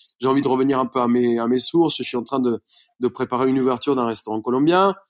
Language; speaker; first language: French; non-native, fluent; Spanish